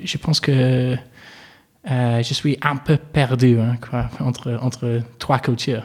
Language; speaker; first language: French; non-native, fluent; English